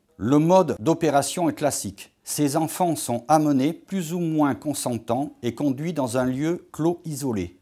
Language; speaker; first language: French; native; French